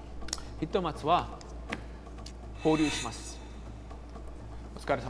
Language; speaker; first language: Japanese; non-native, fluent; Korean